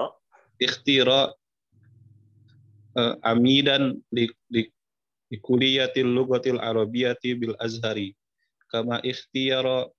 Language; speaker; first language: Arabic; non-native, learner; Indonesian